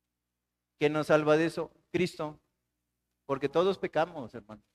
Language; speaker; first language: Spanish; native; Spanish